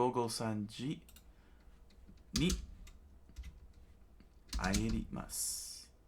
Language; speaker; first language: Japanese; non-native, learner; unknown